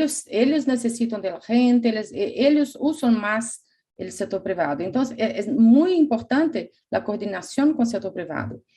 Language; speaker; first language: Spanish; non-native, fluent; Portuguese